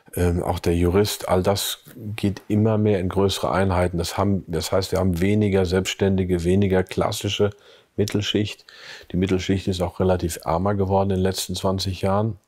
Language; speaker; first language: German; native; German